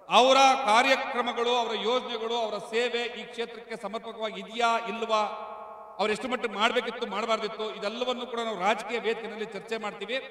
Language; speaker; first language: Kannada; native; Kannada